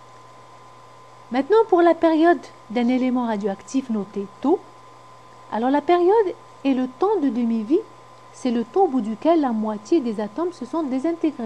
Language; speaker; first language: French; non-native, local second language; Arabic